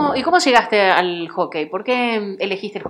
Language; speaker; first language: Spanish; native; Spanish